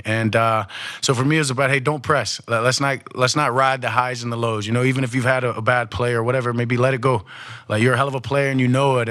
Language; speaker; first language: English; native; English